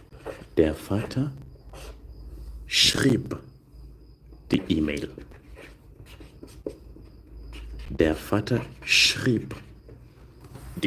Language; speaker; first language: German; non-native, learner; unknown